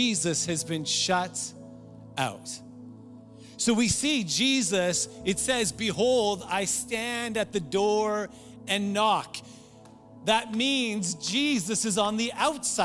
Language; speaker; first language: English; native; English